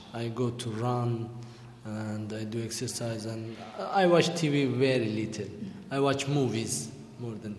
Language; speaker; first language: English; non-native, learner; Persian